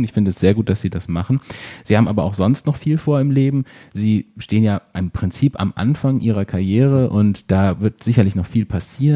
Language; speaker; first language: German; native; German